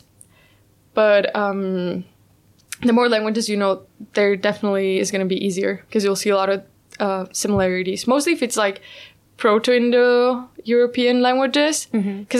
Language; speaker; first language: English; non-native, fluent; Spanish